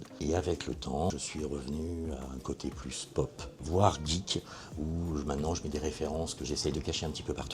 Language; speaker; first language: French; native; French